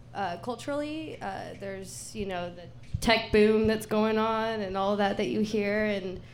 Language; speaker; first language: English; native; English